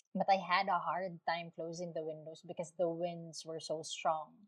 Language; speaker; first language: English; non-native, local second language; Waray